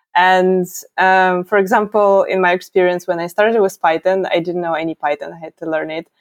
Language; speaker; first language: English; non-native, fluent; Ukrainian